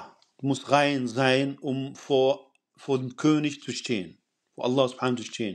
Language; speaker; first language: German; non-native, fluent; Arabic